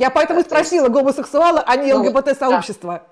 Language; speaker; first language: Russian; native; Russian